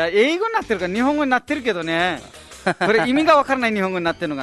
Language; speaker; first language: Japanese; non-native, fluent; Nepali